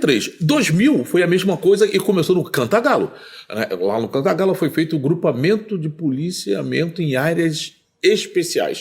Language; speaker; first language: Portuguese; native; Portuguese